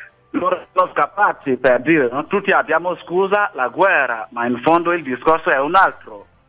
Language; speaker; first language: Italian; non-native, fluent; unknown